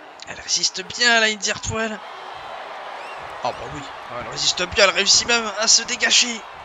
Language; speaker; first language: French; native; French